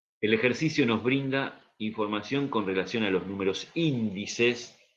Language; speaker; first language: Spanish; native; Spanish